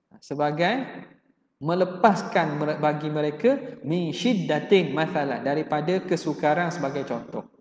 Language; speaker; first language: Malay; native; Malay